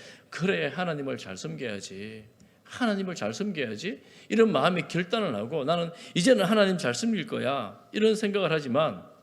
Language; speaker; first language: Korean; native; Korean